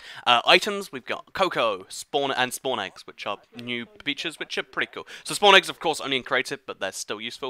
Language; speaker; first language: English; native; English